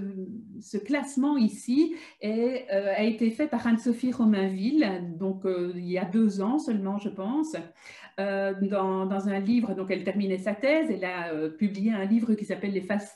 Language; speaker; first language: French; native; French